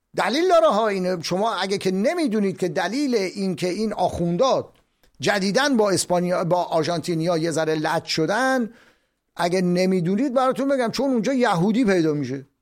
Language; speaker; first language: Persian; native; Persian